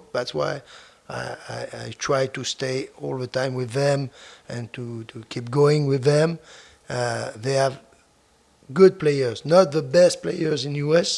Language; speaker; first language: English; non-native, fluent; French